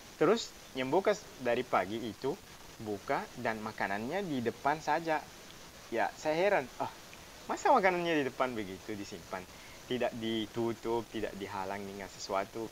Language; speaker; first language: Indonesian; non-native, fluent; Arabic